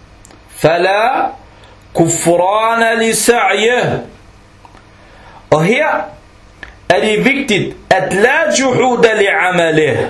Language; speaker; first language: Danish; non-native, local second language; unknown